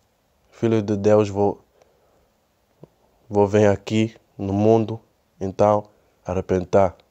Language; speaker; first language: Portuguese; non-native, learner; Spanish